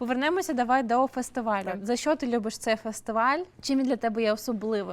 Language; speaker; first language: Ukrainian; native; Ukrainian